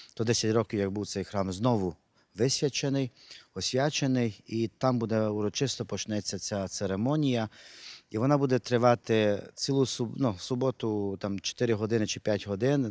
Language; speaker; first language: Ukrainian; non-native, local second language; Hungarian